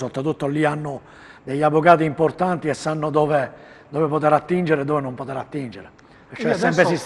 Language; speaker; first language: Italian; native; Italian